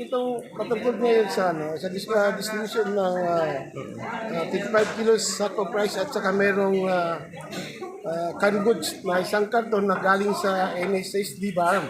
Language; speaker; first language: Filipino; non-native, local second language; Maguindanaon